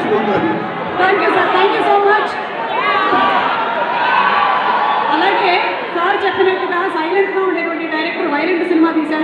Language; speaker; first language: Telugu; native; Telugu